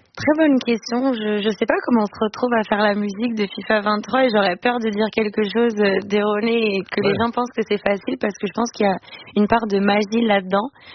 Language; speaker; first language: French; non-native, fluent; Spanish